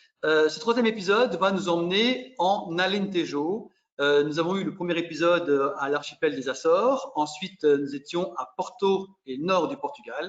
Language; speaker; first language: French; native; French